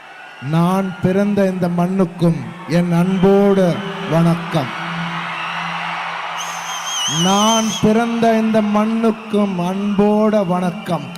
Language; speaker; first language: Tamil; non-native, local second language; Telugu